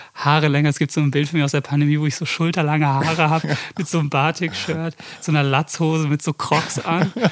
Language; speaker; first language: German; early bilingual, other home language; English